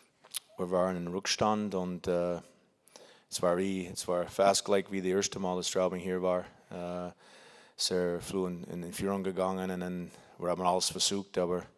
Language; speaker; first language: German; non-native, fluent; English